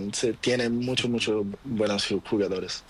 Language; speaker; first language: Spanish; non-native, learner; Portuguese